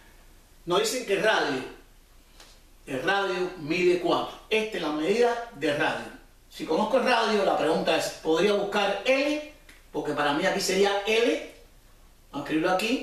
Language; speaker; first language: Spanish; native; Spanish